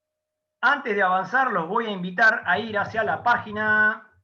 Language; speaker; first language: Spanish; native; Spanish